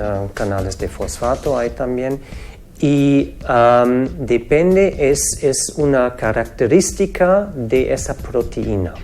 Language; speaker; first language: Spanish; non-native, fluent; German